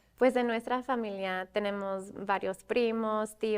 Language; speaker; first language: Spanish; early bilingual, other home language; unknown